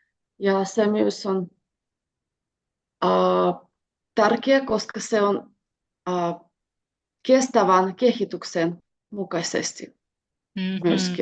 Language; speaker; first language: Finnish; non-native, fluent; Russian